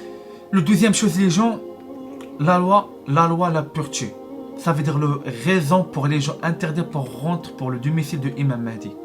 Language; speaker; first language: French; non-native, learner; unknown